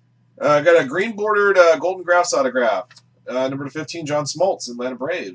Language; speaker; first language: English; native; English